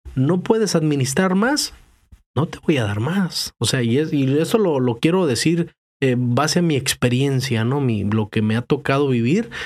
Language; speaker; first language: Spanish; native; Spanish